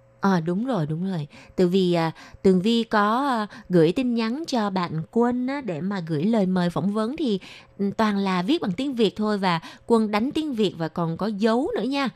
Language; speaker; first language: Vietnamese; native; Vietnamese